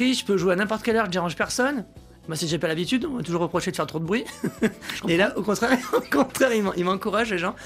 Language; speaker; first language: French; native; French